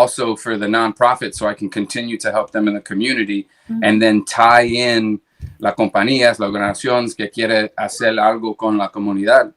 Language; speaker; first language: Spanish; early bilingual, heritage; English